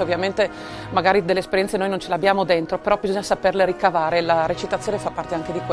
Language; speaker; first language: Italian; native; Italian